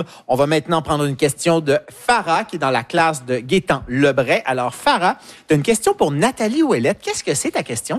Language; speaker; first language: French; native; French